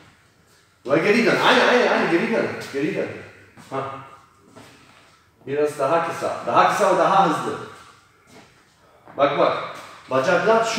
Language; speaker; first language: Turkish; non-native, learner; Polish